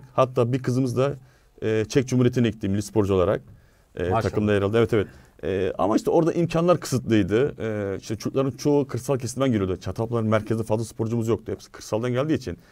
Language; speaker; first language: Turkish; native; Turkish